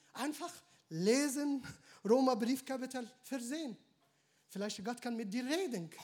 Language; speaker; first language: German; non-native, learner; Arabic